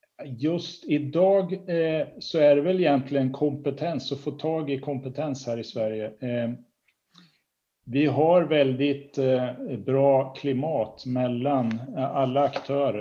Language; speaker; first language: Swedish; native; Swedish